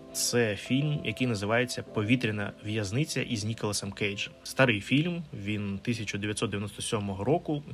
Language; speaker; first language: Ukrainian; non-native, local second language; Russian